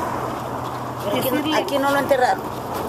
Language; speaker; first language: Spanish; native; Spanish